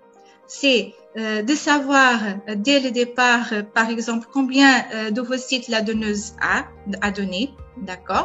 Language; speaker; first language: French; non-native, fluent; Portuguese